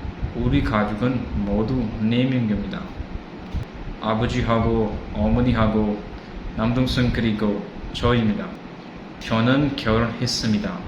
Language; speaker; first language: Korean; non-native, fluent; Urdu